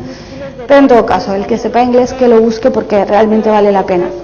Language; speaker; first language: Spanish; native; Spanish